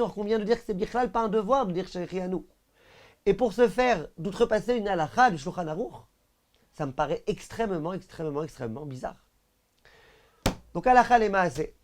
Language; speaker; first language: French; native; French